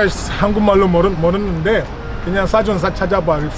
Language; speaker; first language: Korean; non-native, learner; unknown